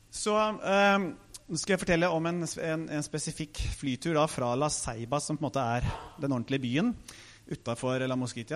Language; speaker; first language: Norwegian; native; Norwegian